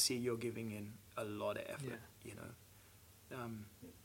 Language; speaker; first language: English; native; English